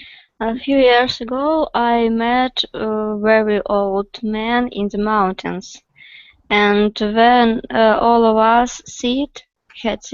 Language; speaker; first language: English; non-native, learner; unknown